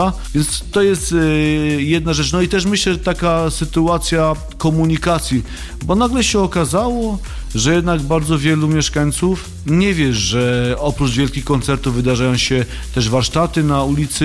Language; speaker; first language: Polish; native; Polish